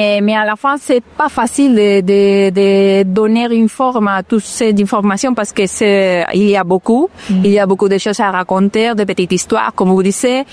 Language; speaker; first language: French; non-native, fluent; Spanish